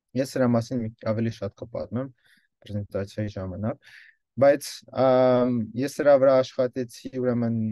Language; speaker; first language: Armenian; early bilingual, heritage; Armenian